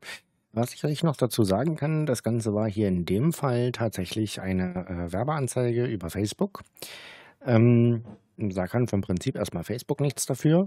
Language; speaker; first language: German; native; German